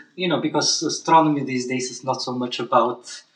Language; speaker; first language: English; non-native, fluent; Bulgarian